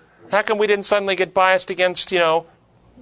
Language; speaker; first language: English; native; English